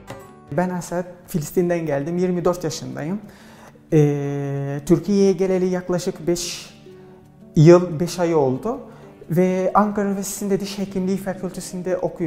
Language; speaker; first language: Turkish; non-native, fluent; Arabic